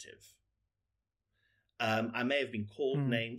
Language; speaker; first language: English; native; English